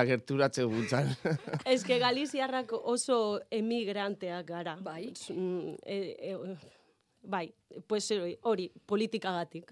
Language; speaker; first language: Basque; non-native, learner; Galician